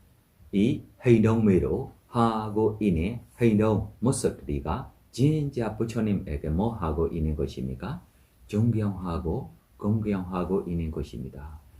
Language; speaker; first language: Korean; non-native, fluent; Burmese